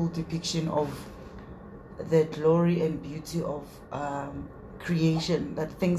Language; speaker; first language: English; non-native, local second language; Tswana